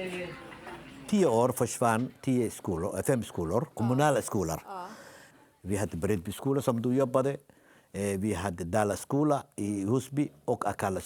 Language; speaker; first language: Swedish; non-native, learner; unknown